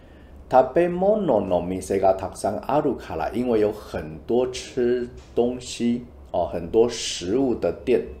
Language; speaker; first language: Japanese; non-native, fluent; Chinese